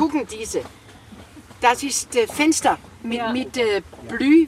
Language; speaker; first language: German; non-native, learner; Danish